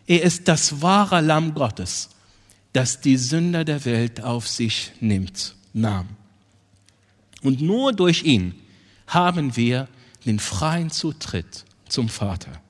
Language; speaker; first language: German; non-native, fluent; Arabic